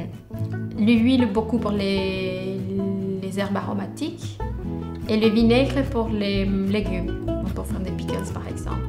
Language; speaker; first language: French; non-native, fluent; Spanish